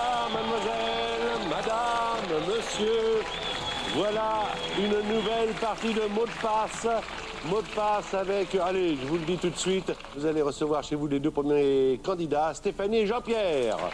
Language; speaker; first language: French; native; French